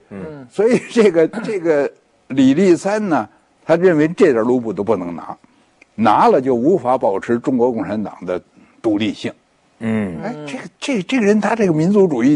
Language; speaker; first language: Chinese; native; Chinese